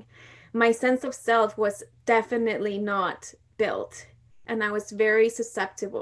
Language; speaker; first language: English; non-native, fluent; Spanish